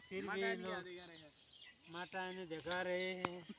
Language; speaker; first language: Hindi; non-native, learner; Nepali